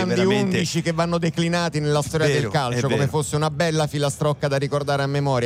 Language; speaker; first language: Italian; native; Italian